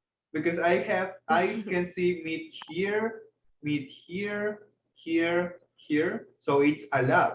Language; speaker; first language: English; non-native, fluent; Spanish